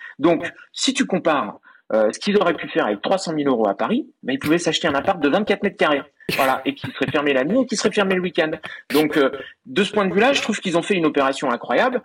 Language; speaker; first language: French; native; French